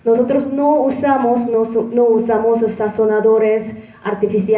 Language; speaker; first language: Spanish; non-native, fluent; Korean